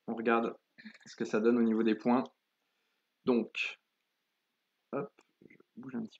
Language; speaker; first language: French; native; French